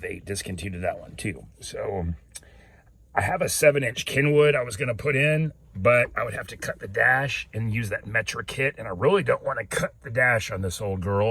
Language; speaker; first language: English; native; English